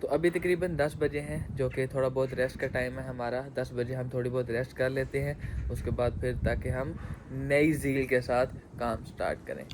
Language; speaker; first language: Urdu; non-native, local second language; Punjabi